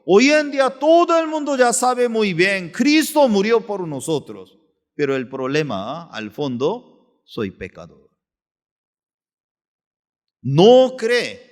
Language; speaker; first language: Spanish; non-native, fluent; Korean